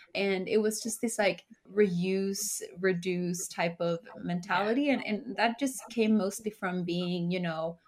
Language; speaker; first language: English; early bilingual, heritage; Spanish